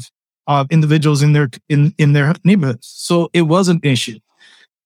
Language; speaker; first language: English; early bilingual, other home language; Spanish